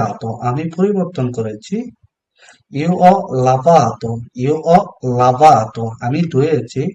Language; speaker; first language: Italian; non-native, fluent; Bangla